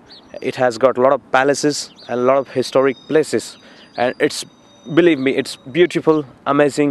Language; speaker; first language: English; non-native, local second language; Marathi